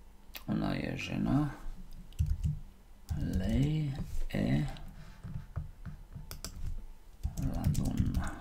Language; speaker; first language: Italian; non-native, learner; Slovak